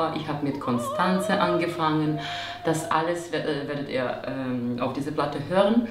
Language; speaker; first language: German; non-native, fluent; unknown